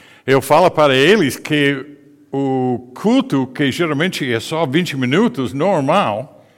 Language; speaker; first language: Portuguese; non-native, fluent; English